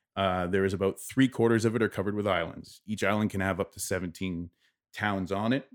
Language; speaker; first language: English; native; English